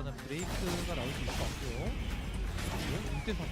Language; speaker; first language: Korean; native; Korean